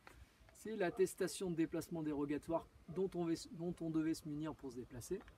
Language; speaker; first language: French; native; French